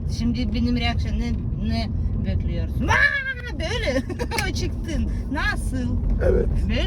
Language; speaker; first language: Turkish; non-native, learner; Russian